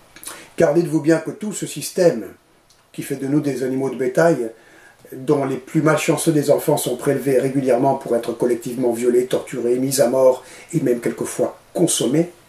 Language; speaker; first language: French; native; French